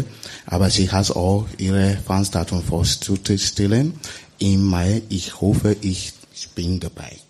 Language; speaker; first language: German; non-native, learner; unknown